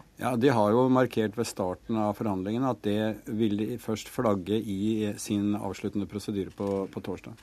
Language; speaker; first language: Norwegian; native; Norwegian